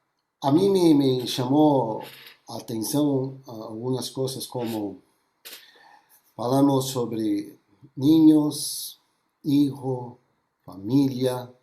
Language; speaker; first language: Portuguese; non-native, fluent; Spanish